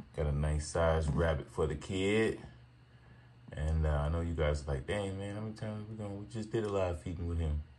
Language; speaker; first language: English; native; English